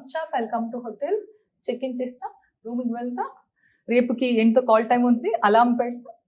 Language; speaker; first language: Telugu; non-native, learner; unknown